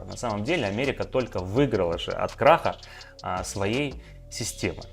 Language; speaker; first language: Russian; native; Russian